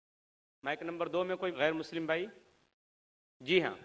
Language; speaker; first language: Hindi; native; Hindi